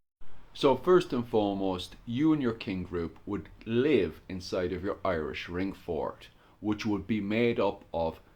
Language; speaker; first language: English; native; English